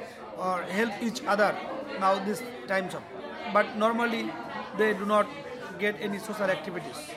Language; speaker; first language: English; non-native, learner; Bangla